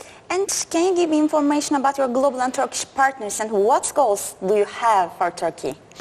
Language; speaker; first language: English; non-native, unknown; Turkish